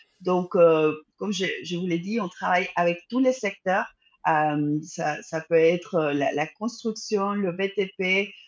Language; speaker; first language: French; non-native, fluent; Spanish